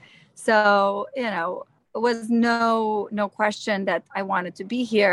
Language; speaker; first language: English; non-native, fluent; Romanian